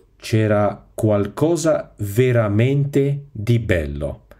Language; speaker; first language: Italian; non-native, fluent; Russian